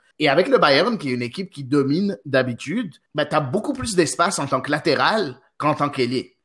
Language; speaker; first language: French; non-native, local second language; Arabic